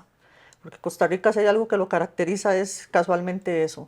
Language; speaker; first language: Spanish; native; Spanish